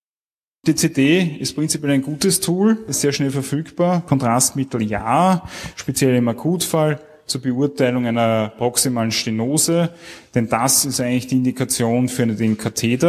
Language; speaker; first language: German; native; German